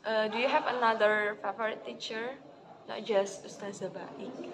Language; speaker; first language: English; non-native, learner; Indonesian